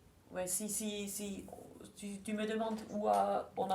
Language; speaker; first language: French; non-native, local second language; German